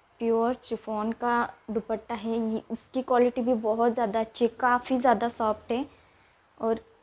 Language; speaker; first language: Hindi; native; Hindi